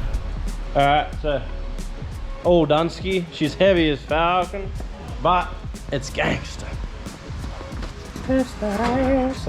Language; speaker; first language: English; native; English